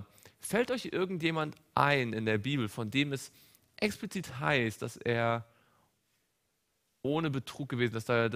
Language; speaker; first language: German; native; German